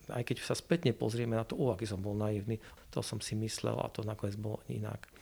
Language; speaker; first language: Slovak; native; Slovak